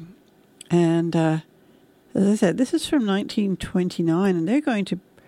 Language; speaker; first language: English; native; English